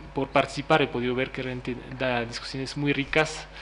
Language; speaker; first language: Spanish; non-native, fluent; French